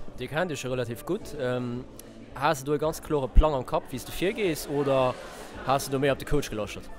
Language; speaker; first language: German; non-native, local second language; Luxembourgish